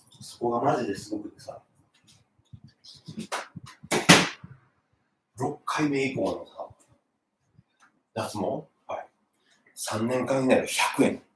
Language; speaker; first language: Japanese; native; Japanese